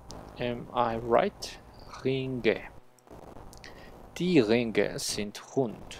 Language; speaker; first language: German; non-native, learner; Spanish